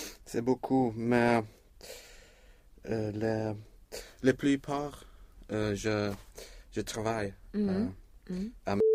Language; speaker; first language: French; non-native, learner; Swedish